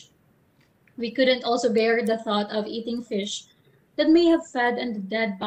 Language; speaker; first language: English; non-native, local second language; Waray